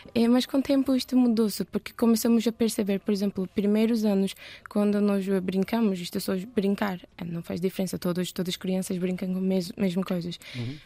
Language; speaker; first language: Portuguese; non-native, learner; Turkish